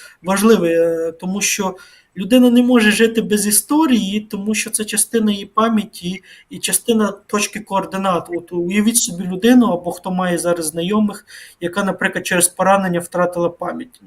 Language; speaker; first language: Ukrainian; native; Ukrainian